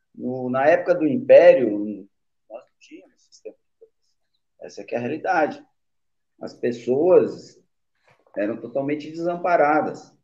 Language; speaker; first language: Portuguese; native; Portuguese